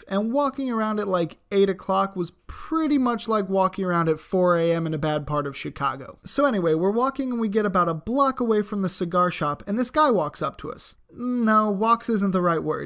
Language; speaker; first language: English; native; English